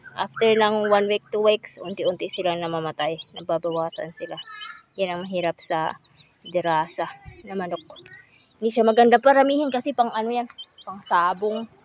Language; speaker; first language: Filipino; non-native, local second language; Hiligaynon